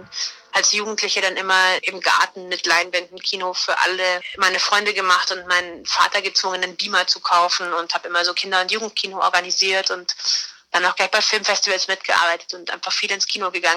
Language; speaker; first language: German; native; German